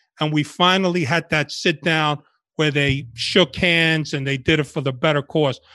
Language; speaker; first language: English; early bilingual, other home language; Spanish